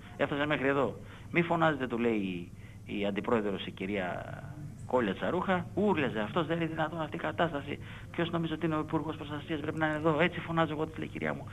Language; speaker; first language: Greek; native; Greek